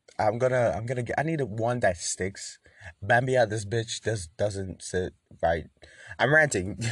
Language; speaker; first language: English; native; English